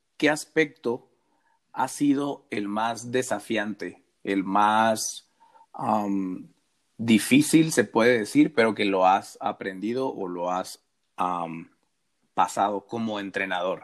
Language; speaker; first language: Spanish; native; Spanish